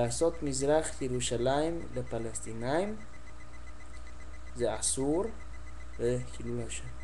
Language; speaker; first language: Hebrew; non-native, learner; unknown